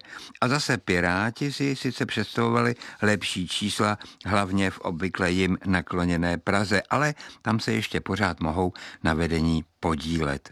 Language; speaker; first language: Czech; native; Czech